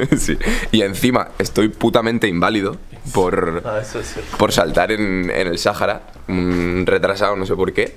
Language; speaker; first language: Spanish; native; Spanish